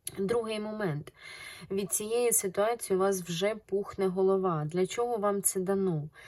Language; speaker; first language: Ukrainian; non-native, local second language; Russian